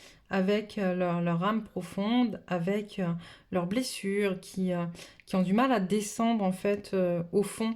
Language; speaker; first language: French; native; French